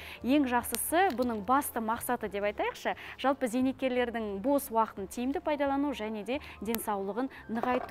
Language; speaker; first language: Kazakh; native; Kazakh